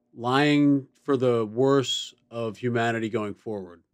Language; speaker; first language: English; native; English